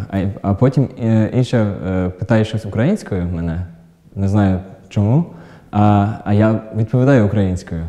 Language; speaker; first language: Ukrainian; non-native, fluent; German